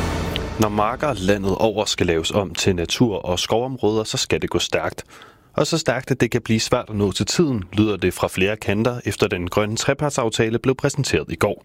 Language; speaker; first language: Danish; native; Danish